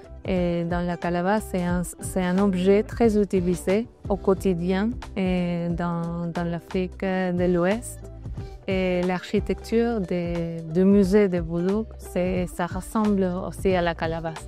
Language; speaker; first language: French; non-native, fluent; Spanish